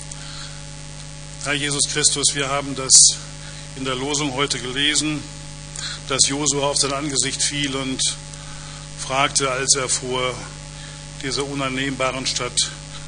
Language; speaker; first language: German; native; German